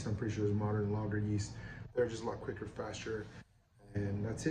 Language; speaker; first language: English; native; English